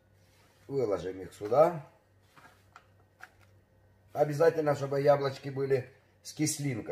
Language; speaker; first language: Russian; native; Russian